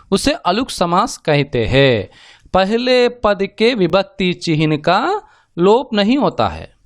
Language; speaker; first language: Hindi; non-native, local second language; Telugu